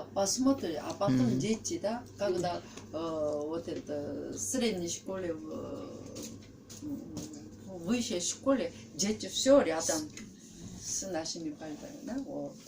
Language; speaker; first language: Russian; non-native, learner; Korean